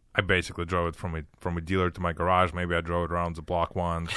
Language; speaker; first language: English; early bilingual, other home language; Ukrainian